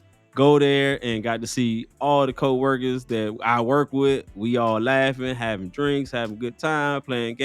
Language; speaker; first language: English; native; English